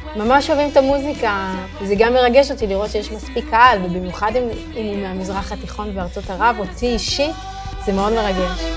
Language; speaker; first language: Hebrew; native; Hebrew